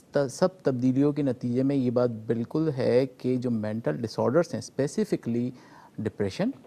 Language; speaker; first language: Urdu; non-native, local second language; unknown